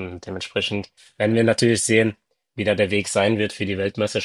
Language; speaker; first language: German; early bilingual, other home language; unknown